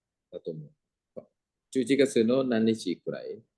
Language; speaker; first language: Japanese; non-native, fluent; Thai